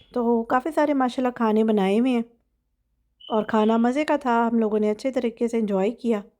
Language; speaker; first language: Urdu; native; Urdu